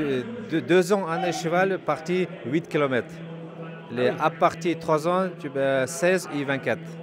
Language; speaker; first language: French; non-native, learner; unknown